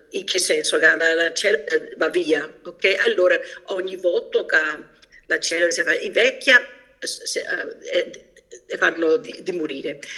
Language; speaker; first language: Italian; early bilingual, heritage; Italian